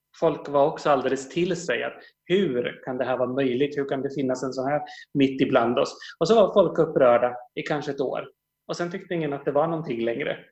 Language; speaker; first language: Swedish; native; Swedish